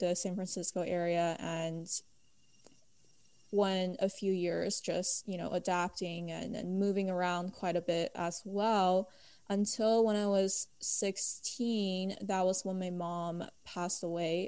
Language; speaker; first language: English; early bilingual, other home language; Chinese